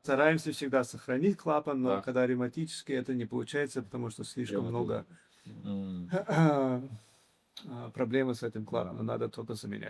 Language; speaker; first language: Russian; early bilingual, heritage; English